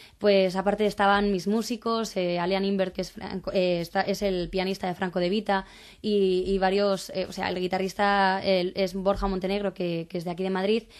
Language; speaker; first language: Spanish; native; Spanish